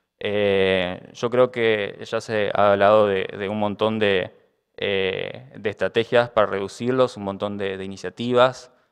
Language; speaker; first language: Spanish; native; Spanish